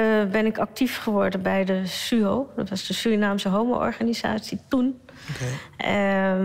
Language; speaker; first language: Dutch; early bilingual, other home language; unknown